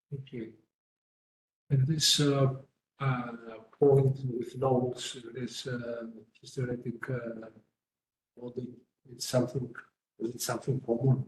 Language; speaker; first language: English; non-native, fluent; Greek